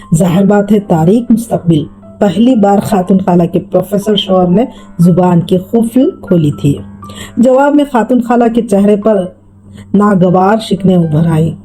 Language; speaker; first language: Urdu; native; Urdu